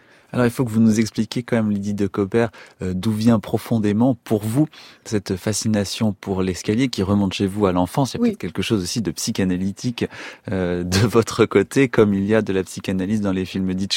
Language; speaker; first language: French; native; French